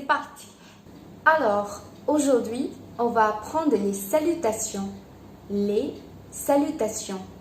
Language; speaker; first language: French; non-native, fluent; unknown